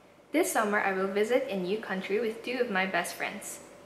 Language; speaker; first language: English; non-native, fluent; Indonesian